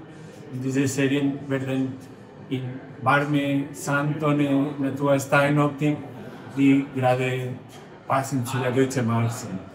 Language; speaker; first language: German; non-native, learner; Spanish